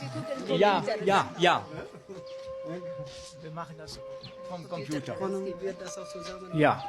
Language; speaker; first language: German; non-native, fluent; English